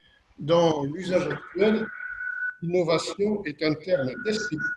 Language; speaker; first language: French; native; French